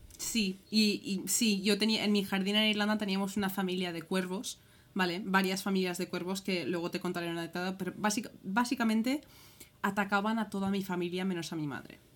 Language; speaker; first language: Spanish; early bilingual, other home language; English